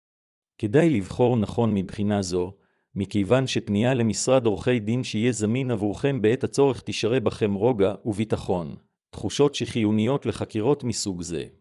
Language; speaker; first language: Hebrew; native; Hebrew